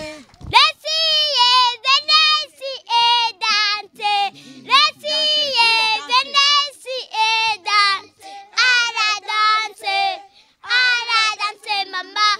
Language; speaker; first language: French; non-native, learner; Kinyarwanda